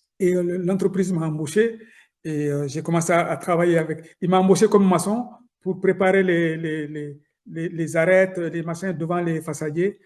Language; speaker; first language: French; non-native, local second language; Soninke